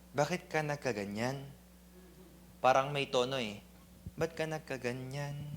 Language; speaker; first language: Filipino; non-native, fluent; Korean